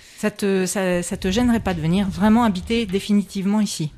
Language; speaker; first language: French; native; French